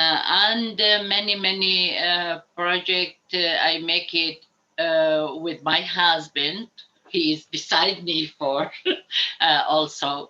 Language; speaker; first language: English; non-native, learner; Arabic